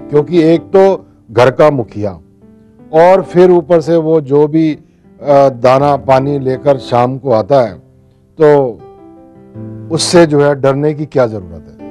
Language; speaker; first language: Hindi; native; Hindi